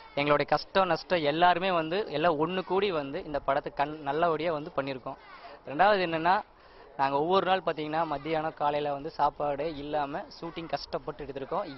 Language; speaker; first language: Tamil; native; Tamil